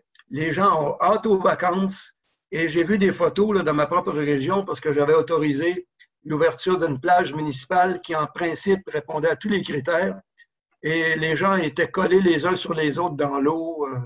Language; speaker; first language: French; native; French